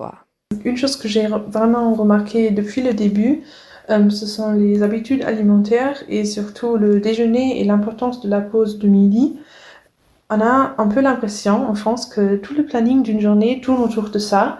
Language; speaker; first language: French; non-native, fluent; German